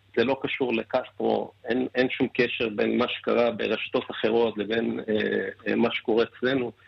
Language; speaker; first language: Hebrew; non-native, local second language; Arabic